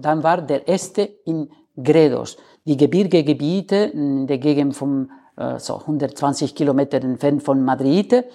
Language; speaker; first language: German; non-native, fluent; Spanish